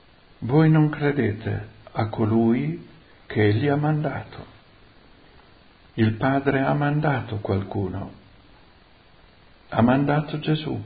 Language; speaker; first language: Italian; native; Italian